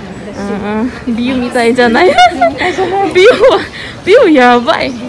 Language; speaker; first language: Japanese; non-native, fluent; Indonesian